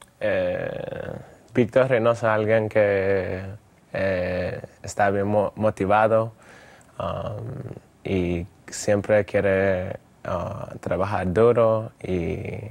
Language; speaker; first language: Spanish; early bilingual, other home language; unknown